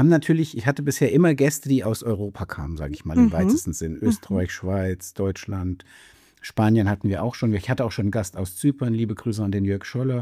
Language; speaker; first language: German; native; German